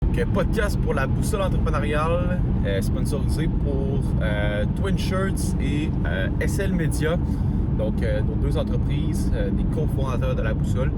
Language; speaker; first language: French; native; French